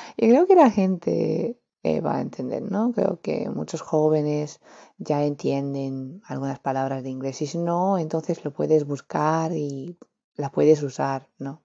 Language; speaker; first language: Spanish; non-native, fluent; Romanian